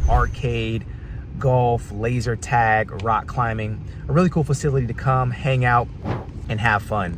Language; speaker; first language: English; native; English